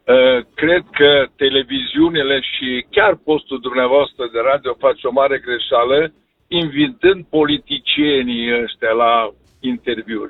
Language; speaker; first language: Romanian; native; Romanian